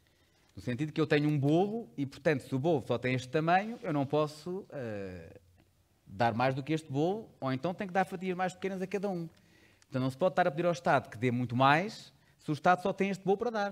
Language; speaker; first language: Portuguese; native; Portuguese